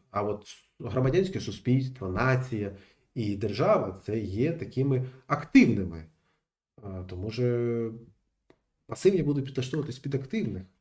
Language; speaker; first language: Ukrainian; non-native, local second language; Russian